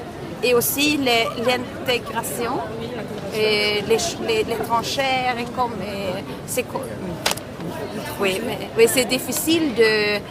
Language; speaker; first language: French; non-native, learner; Swedish